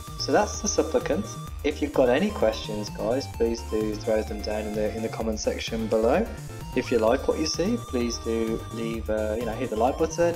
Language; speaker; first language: English; native; English